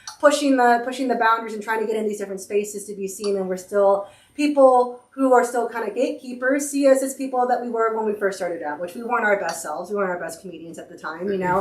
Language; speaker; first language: English; native; English